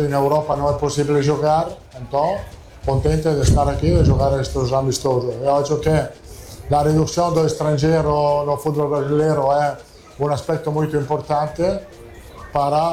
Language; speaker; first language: Portuguese; non-native, learner; Italian